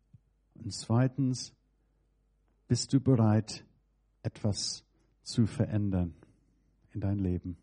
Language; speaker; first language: German; non-native, fluent; English